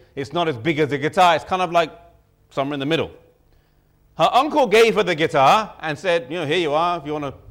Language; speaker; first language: English; native; English